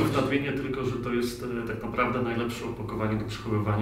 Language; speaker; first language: Polish; native; Polish